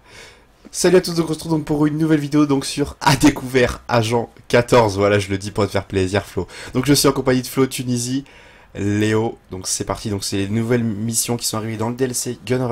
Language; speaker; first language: French; native; French